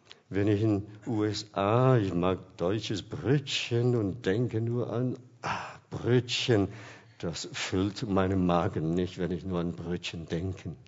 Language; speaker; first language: German; non-native, fluent; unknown